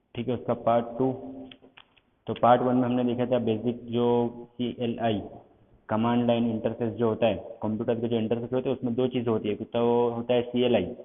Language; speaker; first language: Hindi; non-native, local second language; Gujarati